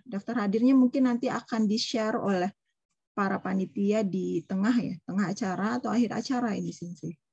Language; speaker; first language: Indonesian; native; Indonesian